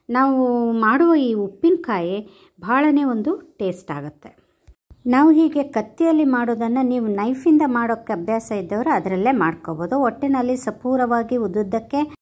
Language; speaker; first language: Kannada; non-native, local second language; Konkani